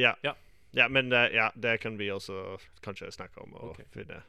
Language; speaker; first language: Norwegian; non-native, fluent; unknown